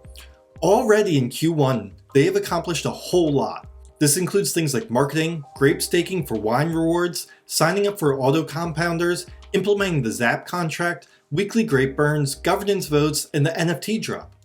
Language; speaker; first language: English; native; English